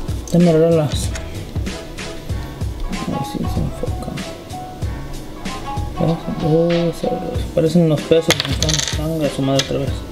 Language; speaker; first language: Spanish; early bilingual, heritage; Spanish